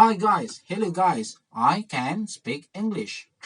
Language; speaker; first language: English; non-native, fluent; Indonesian